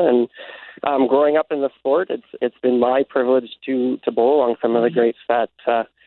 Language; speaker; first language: English; native; English